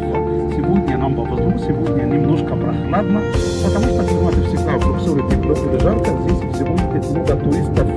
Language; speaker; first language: Russian; non-native, learner; Arabic